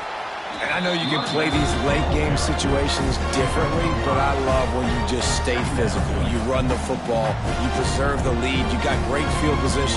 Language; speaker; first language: English; native; English